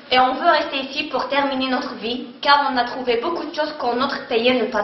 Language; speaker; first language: French; non-native, learner; Arabic